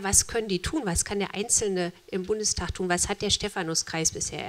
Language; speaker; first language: German; native; German